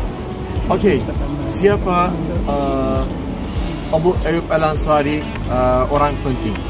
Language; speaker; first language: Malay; non-native, learner; Turkish